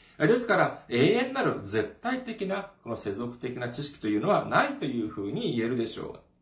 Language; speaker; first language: Japanese; non-native, fluent; Korean